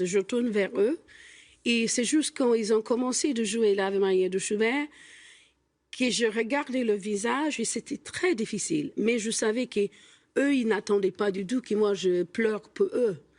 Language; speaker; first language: French; non-native, fluent; English